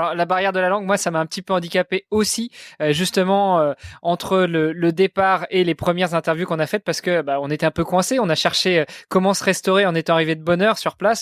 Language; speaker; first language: French; native; French